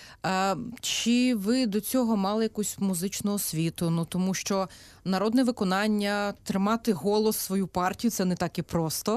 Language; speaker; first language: Ukrainian; native; Ukrainian